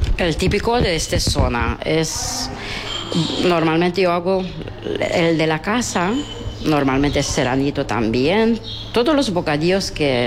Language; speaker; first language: Spanish; non-native, learner; Romanian